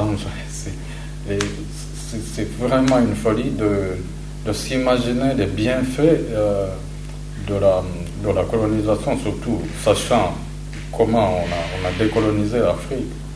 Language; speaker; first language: French; non-native, local second language; Kinyarwanda